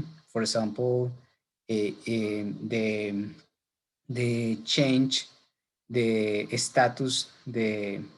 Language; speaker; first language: English; non-native, learner; Spanish